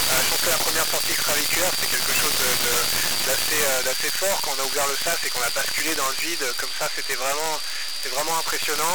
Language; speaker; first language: French; native; French